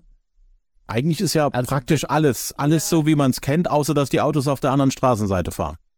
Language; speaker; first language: German; native; German